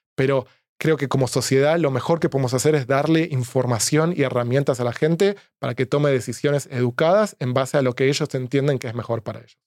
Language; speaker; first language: Spanish; native; Spanish